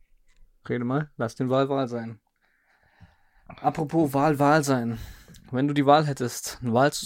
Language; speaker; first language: German; native; German